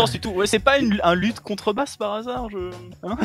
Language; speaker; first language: French; native; French